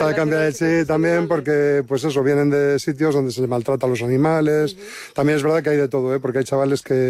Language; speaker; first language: Spanish; native; Spanish